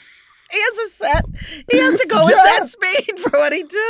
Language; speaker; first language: English; native; English